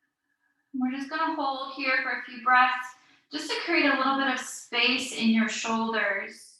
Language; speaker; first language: English; native; English